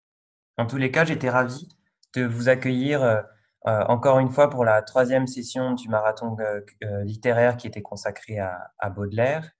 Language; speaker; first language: French; native; French